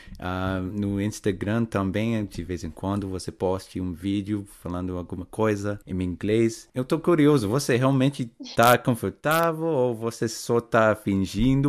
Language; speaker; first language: Portuguese; non-native, fluent; English